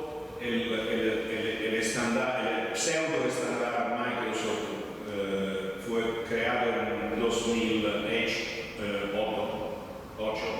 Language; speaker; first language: Spanish; non-native, fluent; Italian